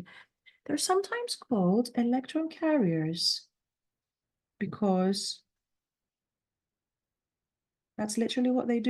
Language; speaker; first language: English; native; English